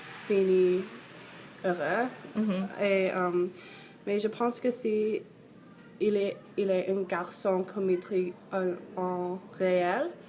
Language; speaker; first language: French; non-native, learner; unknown